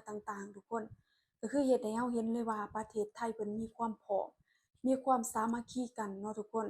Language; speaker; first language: Thai; non-native, local second language; Lao